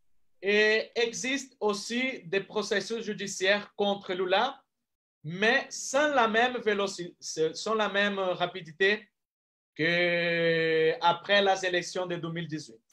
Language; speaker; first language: French; non-native, fluent; Portuguese